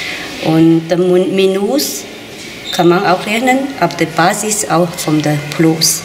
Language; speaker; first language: German; non-native, learner; Chinese